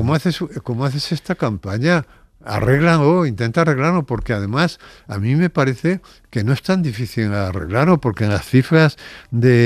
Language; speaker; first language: Spanish; native; Spanish